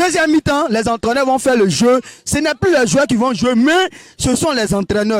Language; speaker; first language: French; non-native, local second language; Wolof